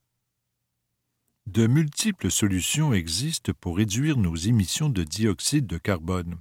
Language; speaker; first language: French; native; French